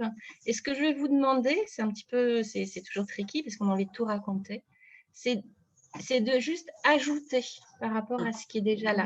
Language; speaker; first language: French; native; French